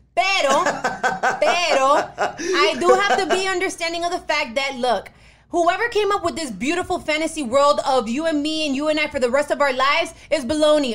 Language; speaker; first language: English; early bilingual, other home language; Spanish